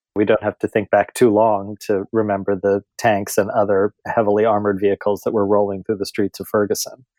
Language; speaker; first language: English; native; English